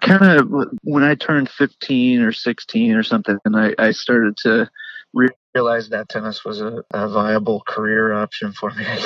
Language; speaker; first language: English; native; English